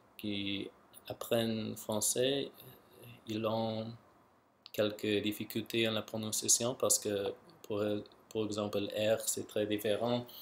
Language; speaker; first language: French; non-native, local second language; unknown